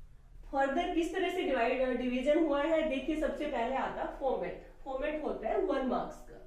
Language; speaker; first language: Hindi; native; Hindi